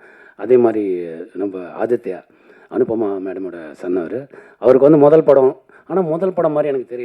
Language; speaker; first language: Tamil; native; Tamil